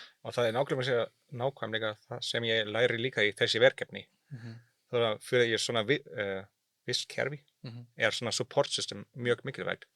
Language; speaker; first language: Icelandic; non-native, learner; German